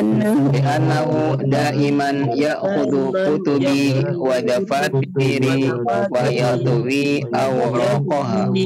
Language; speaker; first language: Arabic; non-native, learner; Indonesian